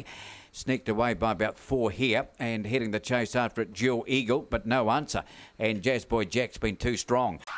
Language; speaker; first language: English; native; English